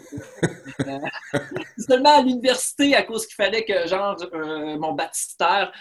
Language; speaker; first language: French; native; French